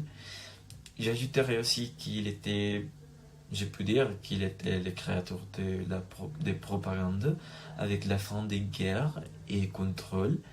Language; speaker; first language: French; non-native, learner; Spanish